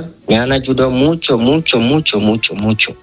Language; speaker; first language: Spanish; non-native, learner; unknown